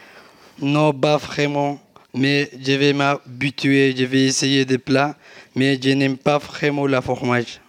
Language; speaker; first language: French; non-native, learner; Tigrinya